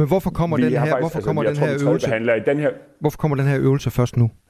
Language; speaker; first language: Danish; native; Danish